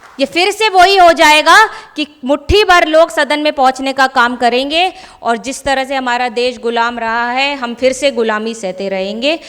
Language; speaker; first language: Hindi; native; Hindi